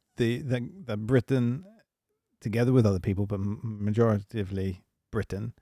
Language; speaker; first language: English; native; English